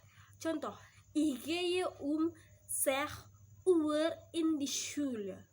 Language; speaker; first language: German; non-native, learner; Indonesian